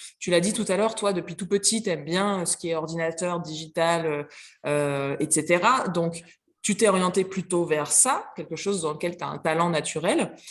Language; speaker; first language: French; native; French